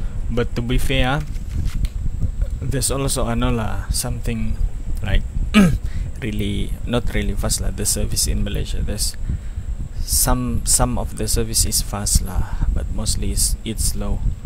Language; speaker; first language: English; non-native, local second language; Malay